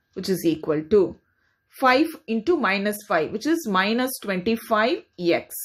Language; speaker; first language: English; non-native, local second language; Tamil